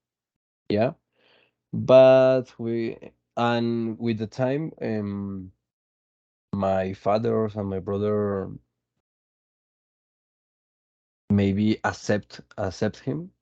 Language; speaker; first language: English; non-native, fluent; Spanish